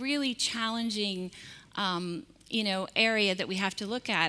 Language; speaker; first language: English; native; English